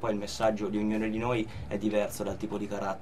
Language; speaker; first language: Italian; native; Italian